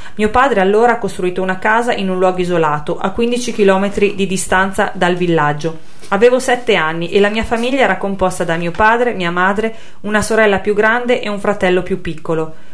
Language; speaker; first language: Italian; native; Italian